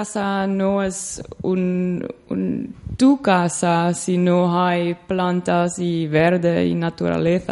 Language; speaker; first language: Spanish; non-native, learner; Dutch